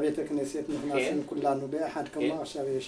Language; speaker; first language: Hebrew; non-native, learner; Amharic